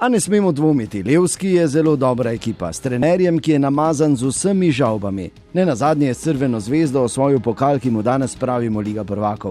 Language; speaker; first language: Slovenian; native; Slovenian